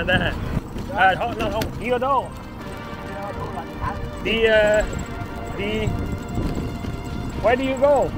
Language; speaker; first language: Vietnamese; non-native, learner; French